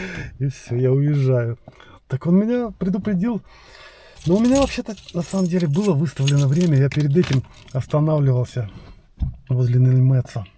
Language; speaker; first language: Russian; native; Russian